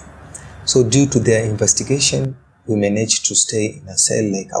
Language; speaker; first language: English; non-native, local second language; Swahili